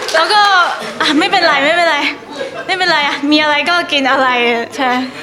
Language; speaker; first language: Thai; non-native, fluent; Chinese